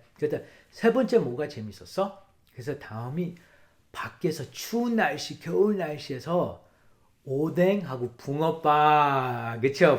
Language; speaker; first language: Korean; early bilingual, heritage; English